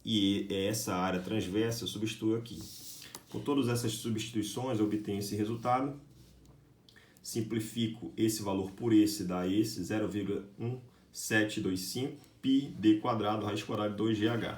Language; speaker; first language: Portuguese; native; Portuguese